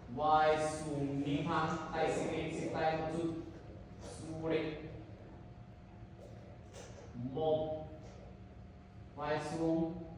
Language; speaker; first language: Vietnamese; non-native, learner; Indonesian